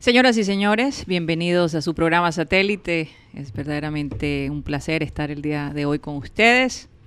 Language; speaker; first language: Spanish; native; Spanish